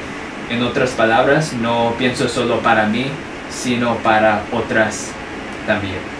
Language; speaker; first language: Spanish; non-native, fluent; English